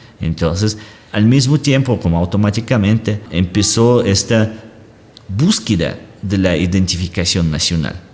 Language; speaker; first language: Spanish; non-native, fluent; Russian